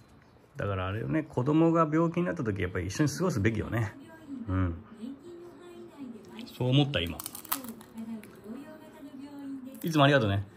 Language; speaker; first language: Japanese; native; Japanese